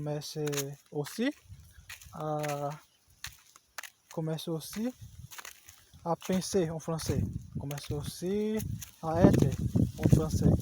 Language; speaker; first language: French; non-native, learner; Portuguese